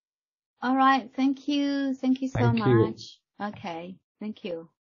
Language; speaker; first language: English; non-native, fluent; Chinese